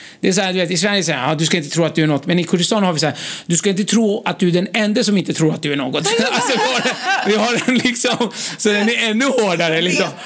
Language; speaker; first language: Swedish; early bilingual, other home language; Kurdish